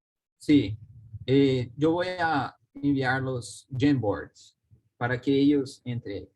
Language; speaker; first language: Spanish; non-native, learner; Portuguese